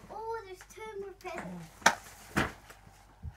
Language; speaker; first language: English; native; English